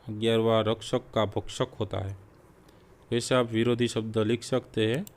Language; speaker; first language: Hindi; non-native, local second language; Gujarati